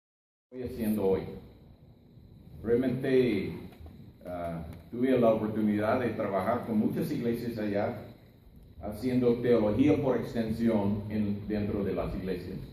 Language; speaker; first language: Spanish; non-native, fluent; English